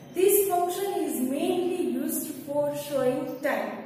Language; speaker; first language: English; non-native, local second language; Gujarati